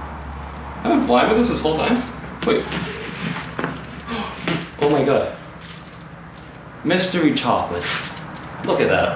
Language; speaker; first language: English; native; English